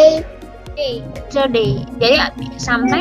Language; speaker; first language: English; non-native, learner; Indonesian